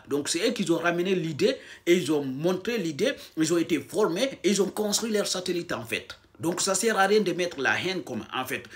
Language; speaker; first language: French; non-native, local second language; Fula